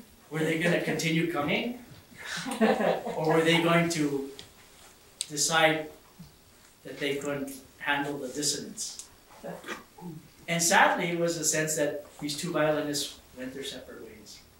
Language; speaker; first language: English; early bilingual, other home language; Spanish